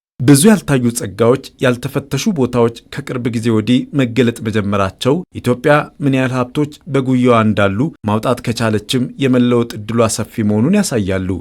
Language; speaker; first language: Amharic; native; Amharic